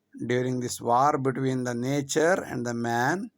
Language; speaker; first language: English; non-native, local second language; Kannada